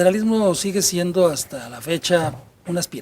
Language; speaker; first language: Spanish; native; Spanish